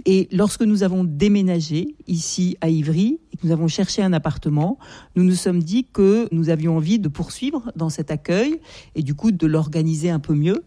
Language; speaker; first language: French; native; French